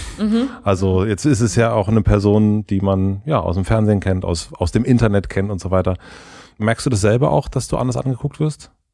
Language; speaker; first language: German; native; German